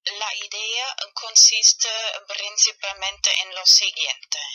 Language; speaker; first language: Spanish; non-native, learner; German